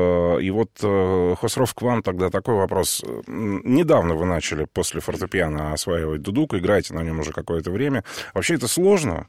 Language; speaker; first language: Russian; native; Russian